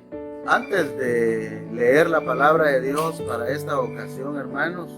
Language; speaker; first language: Spanish; native; Spanish